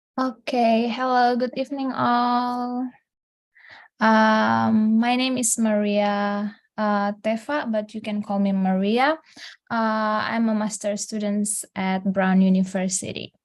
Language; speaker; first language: English; non-native, fluent; Indonesian